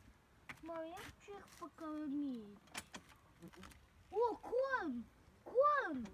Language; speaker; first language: Russian; early bilingual, heritage; Russian